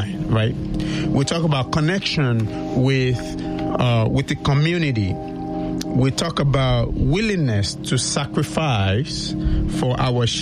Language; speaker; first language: English; non-native, local second language; Yoruba